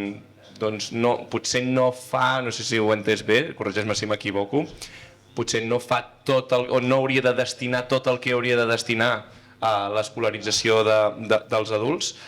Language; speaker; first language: Catalan; native; Catalan